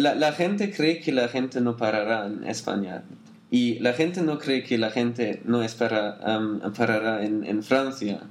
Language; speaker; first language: Spanish; non-native, learner; German